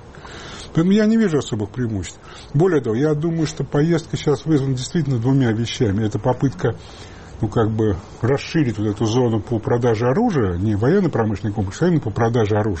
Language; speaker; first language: Russian; native; Russian